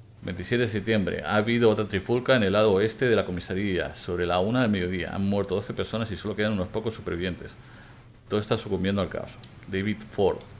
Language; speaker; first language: Spanish; native; Spanish